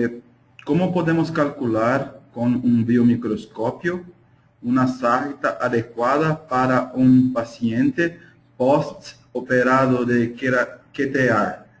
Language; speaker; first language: Spanish; non-native, fluent; Portuguese